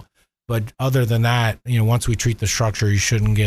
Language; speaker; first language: English; native; English